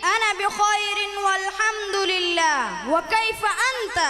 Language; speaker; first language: Arabic; non-native, learner; Urdu